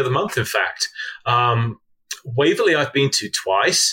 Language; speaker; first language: English; native; English